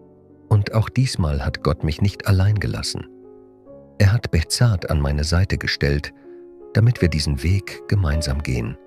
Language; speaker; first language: German; non-native, fluent; Persian